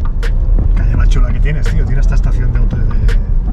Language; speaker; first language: Spanish; native; Spanish